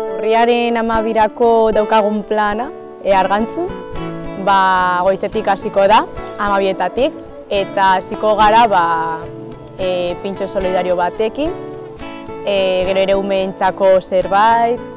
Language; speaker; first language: Basque; non-native, local second language; Spanish